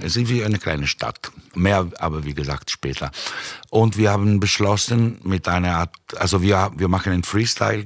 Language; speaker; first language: German; native; German